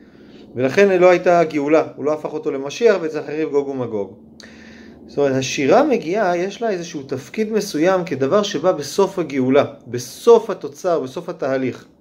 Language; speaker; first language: Hebrew; native; Hebrew